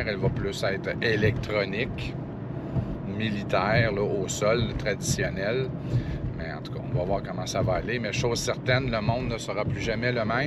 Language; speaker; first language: French; native; French